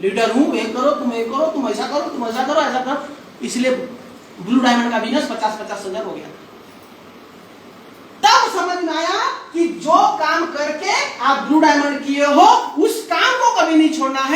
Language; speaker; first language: Hindi; non-native, local second language; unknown